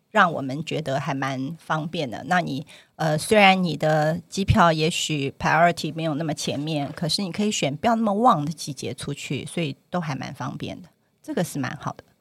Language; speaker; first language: Chinese; non-native, local second language; Cantonese